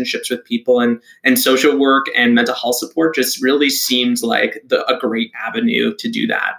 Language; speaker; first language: English; native; English